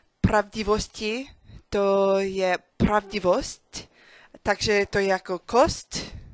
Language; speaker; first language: Czech; non-native, learner; English